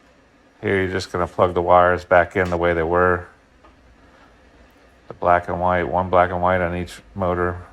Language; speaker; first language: English; native; English